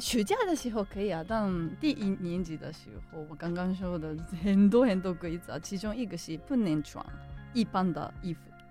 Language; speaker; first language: Chinese; non-native, fluent; Japanese